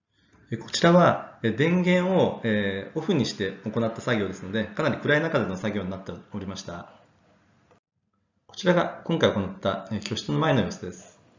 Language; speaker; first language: Japanese; native; Japanese